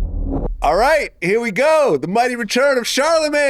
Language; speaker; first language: English; native; English